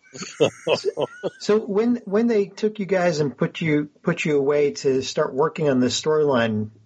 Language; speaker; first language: English; native; English